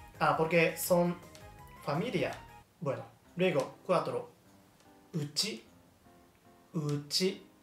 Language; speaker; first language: Spanish; non-native, learner; Japanese